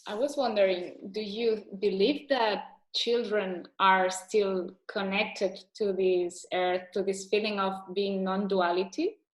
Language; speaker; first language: English; non-native, fluent; Catalan